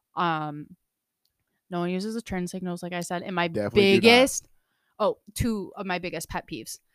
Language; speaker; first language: English; native; English